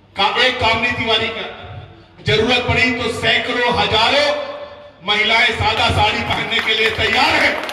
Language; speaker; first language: Hindi; native; Hindi